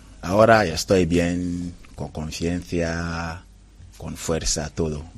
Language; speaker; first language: Spanish; non-native, learner; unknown